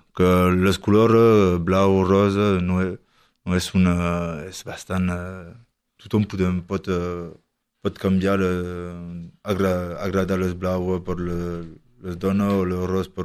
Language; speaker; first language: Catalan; non-native, learner; French